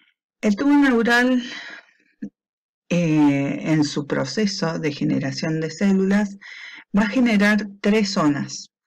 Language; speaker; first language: Spanish; native; Spanish